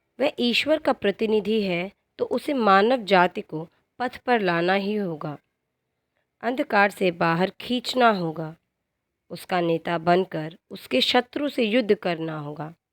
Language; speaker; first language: Hindi; native; Hindi